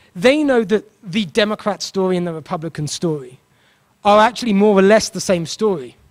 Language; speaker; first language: English; native; English